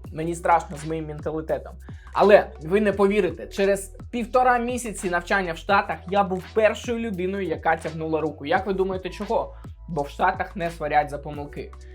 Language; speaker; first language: Ukrainian; native; Ukrainian